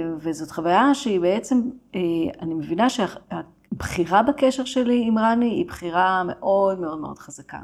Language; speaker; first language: Hebrew; native; Hebrew